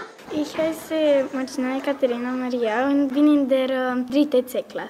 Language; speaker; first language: German; non-native, learner; Romanian